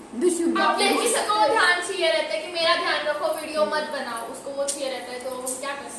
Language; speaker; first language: Hindi; non-native, local second language; Marathi